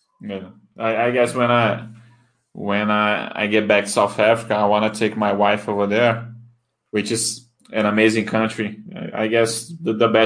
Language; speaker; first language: English; non-native, fluent; Portuguese